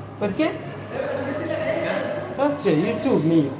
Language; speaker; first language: Italian; non-native, learner; Bangla